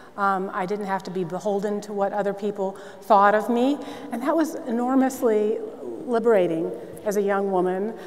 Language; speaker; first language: English; native; English